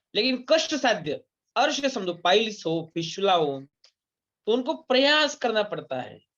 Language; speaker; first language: Hindi; non-native, local second language; Marathi